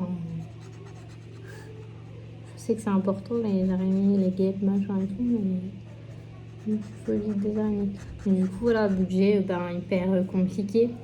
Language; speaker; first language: French; native; French